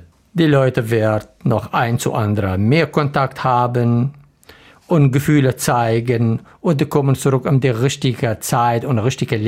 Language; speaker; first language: German; non-native, learner; Arabic